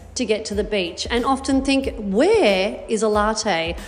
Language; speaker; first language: English; native; English